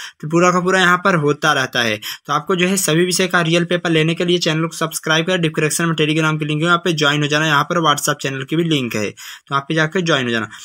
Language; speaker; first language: Hindi; native; Hindi